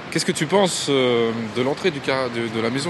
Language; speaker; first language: French; native; French